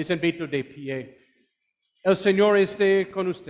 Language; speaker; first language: Spanish; non-native, fluent; English